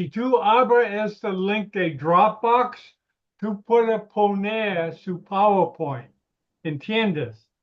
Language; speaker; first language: Spanish; non-native, learner; English